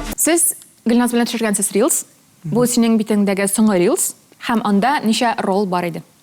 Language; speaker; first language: Tatar; native; Tatar